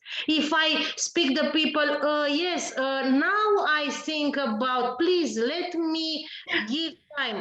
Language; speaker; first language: English; non-native, learner; Romanian